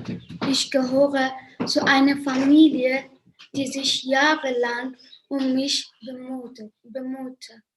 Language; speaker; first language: German; non-native, learner; Persian